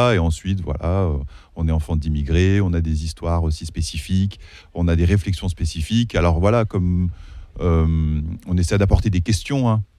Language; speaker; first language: French; early bilingual, other home language; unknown